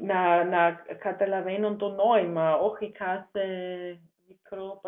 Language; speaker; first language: Greek; non-native, learner; German